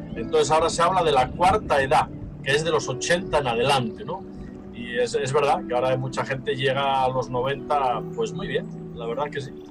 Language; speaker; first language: Spanish; native; Spanish